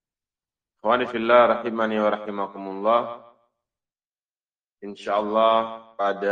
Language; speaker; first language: Arabic; non-native, fluent; Indonesian